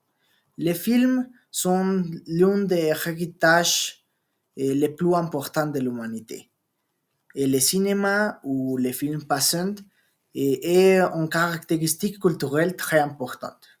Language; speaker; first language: French; non-native, learner; Spanish